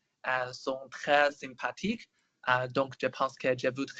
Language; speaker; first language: French; non-native, learner; Chinese